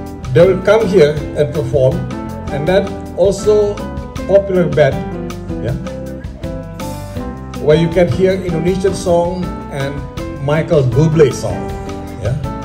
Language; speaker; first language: English; non-native, fluent; Indonesian